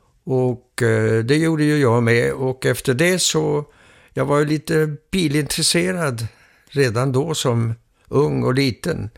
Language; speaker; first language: Swedish; early bilingual, heritage; Swedish